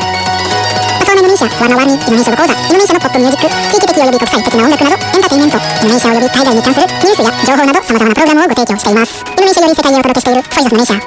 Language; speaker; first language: Japanese; non-native, fluent; Indonesian